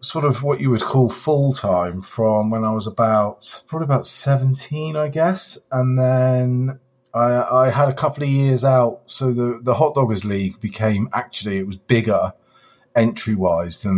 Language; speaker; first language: English; native; English